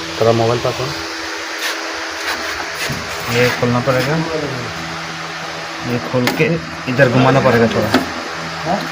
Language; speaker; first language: Hindi; non-native, learner; Bangla